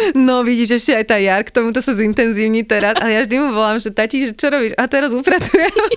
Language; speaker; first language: Slovak; native; Slovak